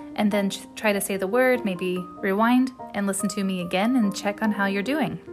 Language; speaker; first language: English; native; English